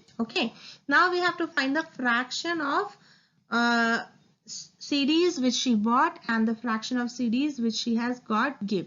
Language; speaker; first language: English; non-native, local second language; Hindi